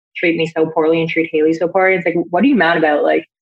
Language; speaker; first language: English; native; English